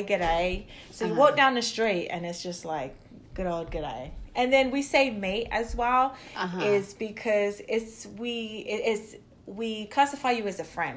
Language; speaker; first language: English; native; English